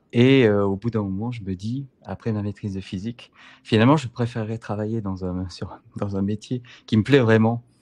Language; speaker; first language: French; native; French